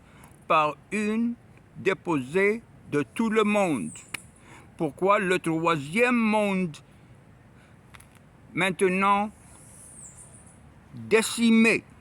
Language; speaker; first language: French; non-native, learner; Arabic